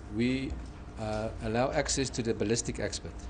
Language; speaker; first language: English; non-native, local second language; Afrikaans